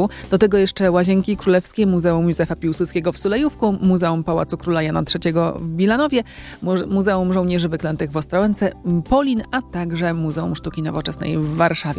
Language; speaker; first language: Polish; native; Polish